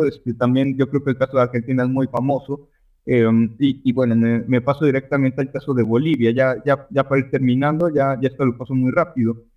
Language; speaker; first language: Spanish; native; Spanish